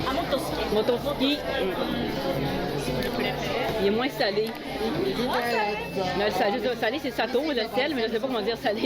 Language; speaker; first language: French; native; French